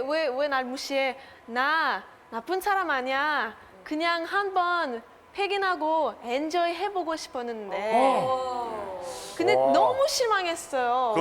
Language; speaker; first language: Korean; non-native, fluent; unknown